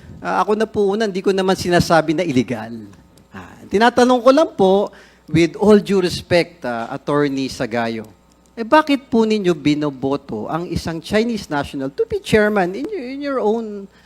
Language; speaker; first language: Filipino; native; Filipino